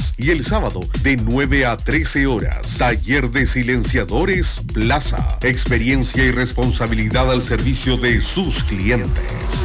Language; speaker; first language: Spanish; native; Spanish